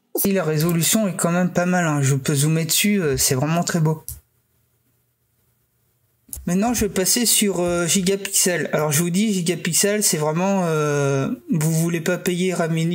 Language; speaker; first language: French; native; French